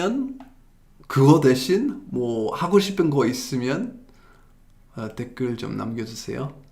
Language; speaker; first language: Korean; non-native, fluent; English